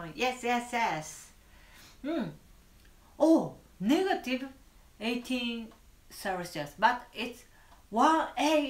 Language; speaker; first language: English; non-native, learner; Japanese